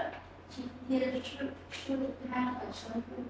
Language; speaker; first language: Chinese; non-native, learner; Vietnamese